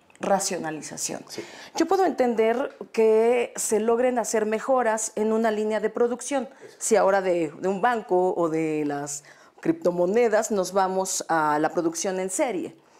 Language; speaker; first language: Spanish; native; Spanish